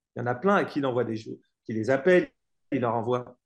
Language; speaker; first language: French; native; French